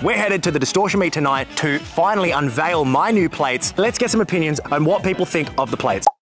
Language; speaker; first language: English; native; English